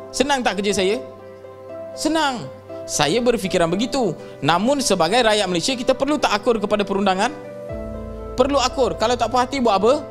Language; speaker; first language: Malay; non-native, local second language; Tamil